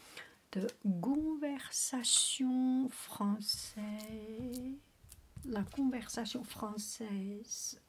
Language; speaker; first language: French; non-native, learner; Chinese